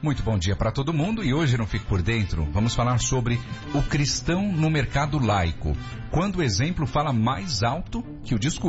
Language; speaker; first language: Portuguese; native; Portuguese